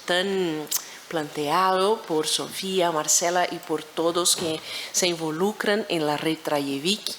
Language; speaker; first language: Spanish; non-native, fluent; Portuguese